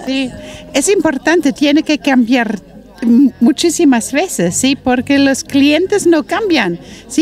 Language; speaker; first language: Spanish; non-native, learner; German